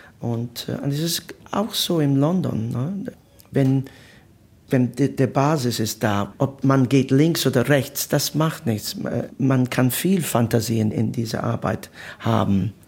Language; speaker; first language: German; non-native, learner; Italian